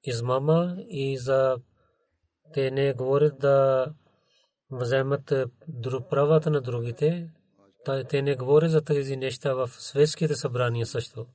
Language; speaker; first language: Bulgarian; non-native, learner; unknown